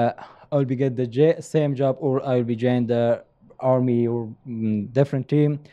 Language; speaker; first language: English; non-native, learner; Persian